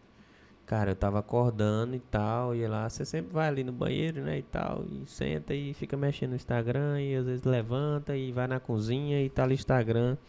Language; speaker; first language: Portuguese; native; Portuguese